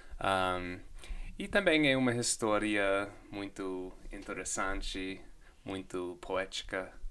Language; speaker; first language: Portuguese; non-native, fluent; English